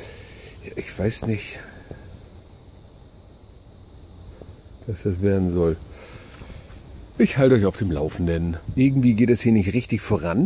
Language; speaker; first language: German; native; German